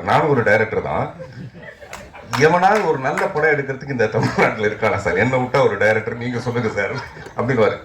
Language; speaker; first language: Tamil; native; Tamil